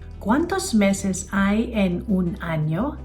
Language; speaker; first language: Spanish; non-native, fluent; Filipino